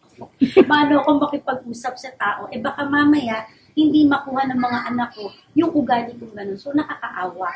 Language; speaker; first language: Filipino; native; Filipino